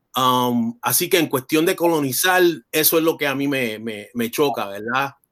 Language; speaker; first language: Spanish; early bilingual, other home language; English